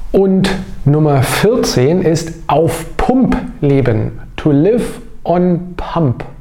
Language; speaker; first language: German; native; German